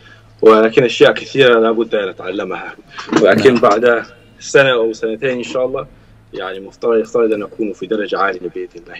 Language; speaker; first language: Arabic; non-native, learner; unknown